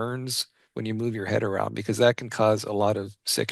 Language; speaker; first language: English; native; English